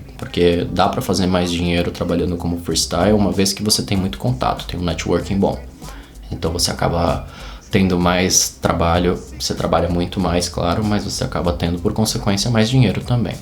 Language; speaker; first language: Portuguese; native; Portuguese